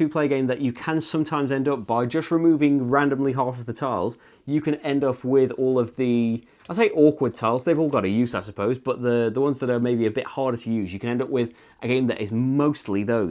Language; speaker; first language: English; native; English